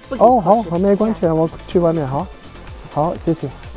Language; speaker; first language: Chinese; non-native, fluent; English